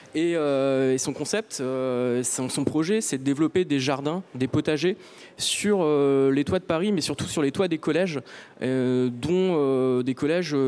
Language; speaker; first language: French; native; French